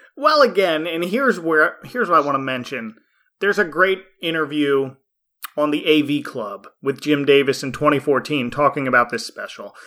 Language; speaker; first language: English; native; English